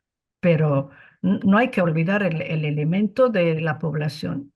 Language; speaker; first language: Spanish; non-native, fluent; Arabic